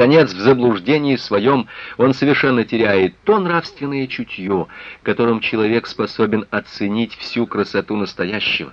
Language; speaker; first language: Russian; native; Russian